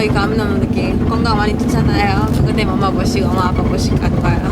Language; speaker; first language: Korean; non-native, learner; Spanish